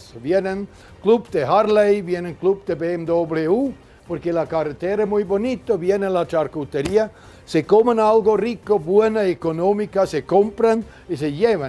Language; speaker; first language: Spanish; non-native, fluent; German